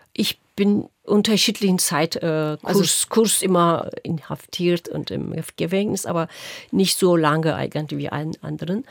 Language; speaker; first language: German; non-native, local second language; Turkish